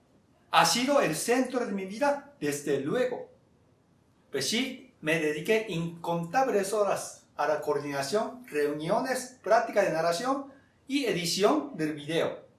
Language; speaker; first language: Spanish; non-native, fluent; Japanese